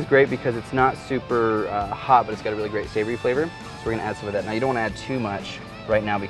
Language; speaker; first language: English; native; English